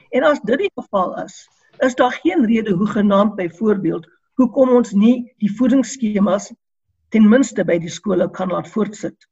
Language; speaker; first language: Afrikaans; non-native, local second language; English